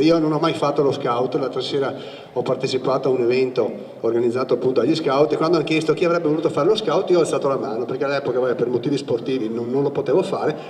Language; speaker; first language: Italian; native; Italian